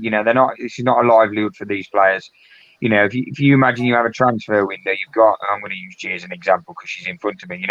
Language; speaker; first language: English; native; English